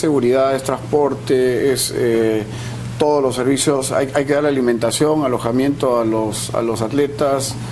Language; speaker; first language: Spanish; native; Spanish